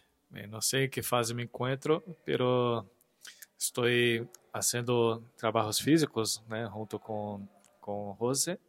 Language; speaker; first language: Spanish; non-native, fluent; Portuguese